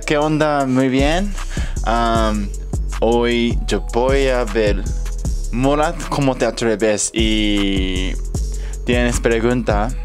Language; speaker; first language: Spanish; non-native, learner; Japanese